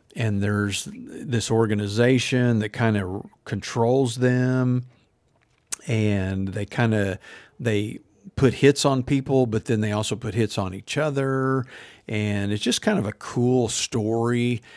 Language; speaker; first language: English; native; English